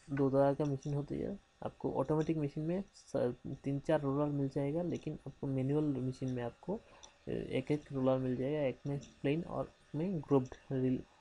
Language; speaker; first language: Hindi; non-native, local second language; Bangla